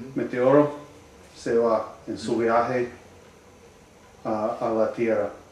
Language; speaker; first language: Spanish; non-native, learner; English